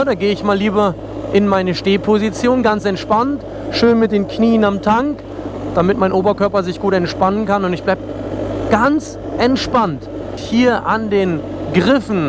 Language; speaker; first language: German; native; German